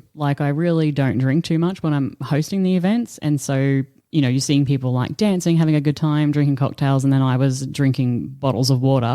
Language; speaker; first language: English; native; English